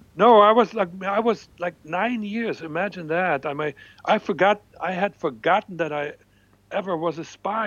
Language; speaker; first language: English; non-native, fluent; German